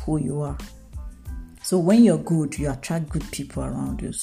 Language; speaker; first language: English; non-native, local second language; Igbo